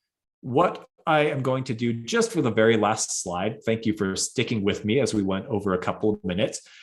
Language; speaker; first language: English; native; English